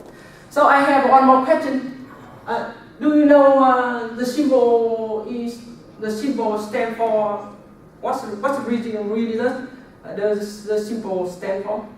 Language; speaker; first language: English; non-native, learner; Vietnamese